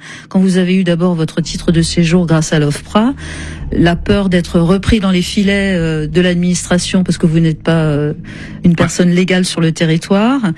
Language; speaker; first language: French; native; French